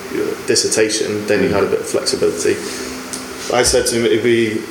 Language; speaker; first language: English; native; English